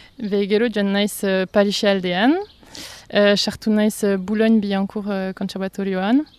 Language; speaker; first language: Basque; non-native, local second language; French